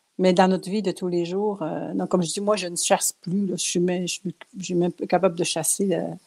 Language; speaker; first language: French; non-native, local second language; Cree